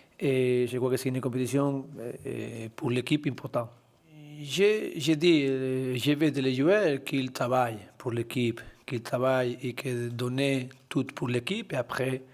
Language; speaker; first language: French; non-native, learner; Spanish